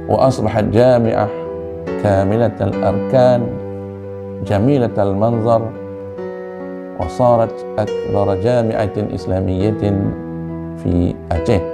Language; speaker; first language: Arabic; non-native, fluent; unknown